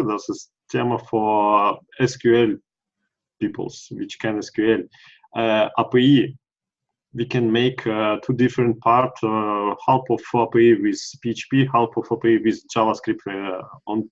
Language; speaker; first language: English; non-native, learner; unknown